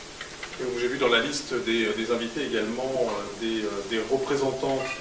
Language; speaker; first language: French; native; French